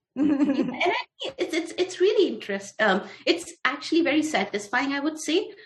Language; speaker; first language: English; non-native, local second language; Hindi